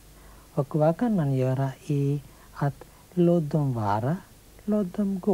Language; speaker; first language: Swedish; non-native, fluent; Sinhala